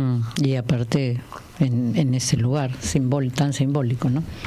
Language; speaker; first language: Spanish; native; Spanish